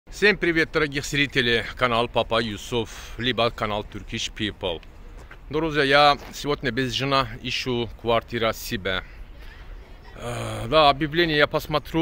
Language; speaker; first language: Russian; non-native, learner; Turkish